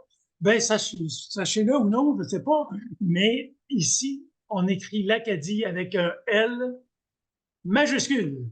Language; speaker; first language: French; native; French